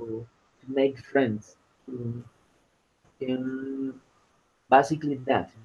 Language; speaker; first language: English; non-native, learner; Spanish